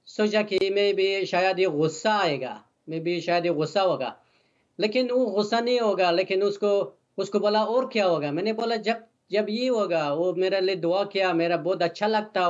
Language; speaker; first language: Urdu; non-native, learner; Persian